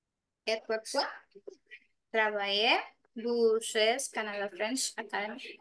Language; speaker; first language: French; non-native, learner; Spanish